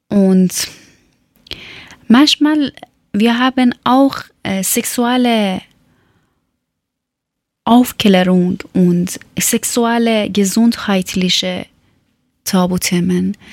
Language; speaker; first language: German; non-native, learner; Persian